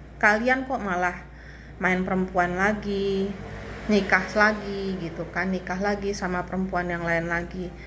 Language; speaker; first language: Indonesian; native; Indonesian